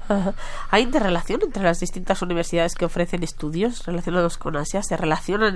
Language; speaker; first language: Spanish; native; Spanish